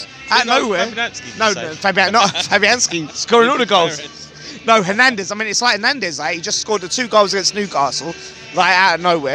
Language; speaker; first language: English; native; English